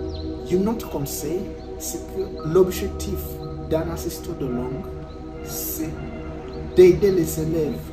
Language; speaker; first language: French; non-native, fluent; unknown